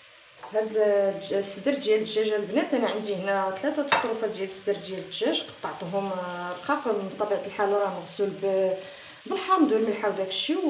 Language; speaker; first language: Arabic; native; Arabic